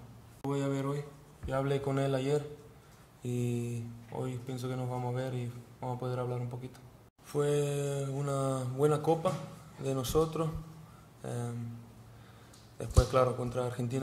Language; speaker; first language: Spanish; early bilingual, heritage; Spanish